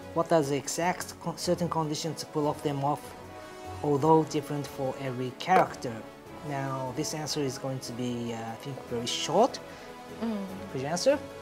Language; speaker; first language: English; non-native, fluent; Japanese